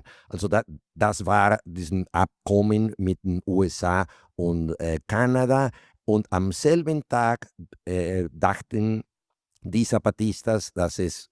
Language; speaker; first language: German; non-native, fluent; Spanish